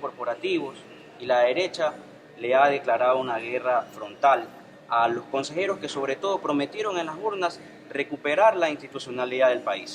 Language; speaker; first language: Spanish; native; Spanish